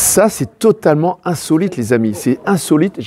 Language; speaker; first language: French; native; French